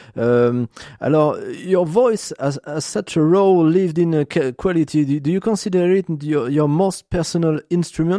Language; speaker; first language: English; non-native, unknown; French